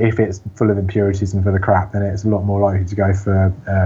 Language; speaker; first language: English; native; English